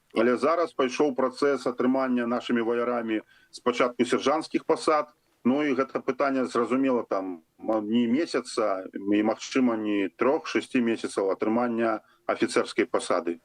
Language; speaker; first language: Belarusian; non-native, local second language; Russian